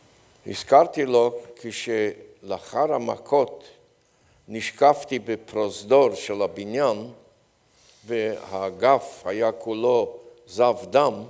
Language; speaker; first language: Hebrew; non-native, fluent; Polish